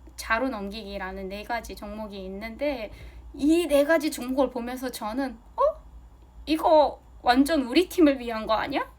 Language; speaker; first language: Korean; non-native, fluent; Mongolian